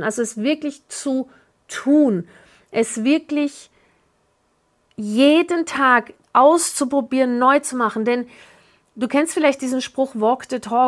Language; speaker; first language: German; native; German